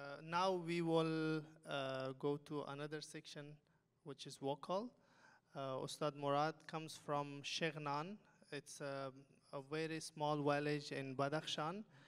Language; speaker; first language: English; non-native, fluent; Persian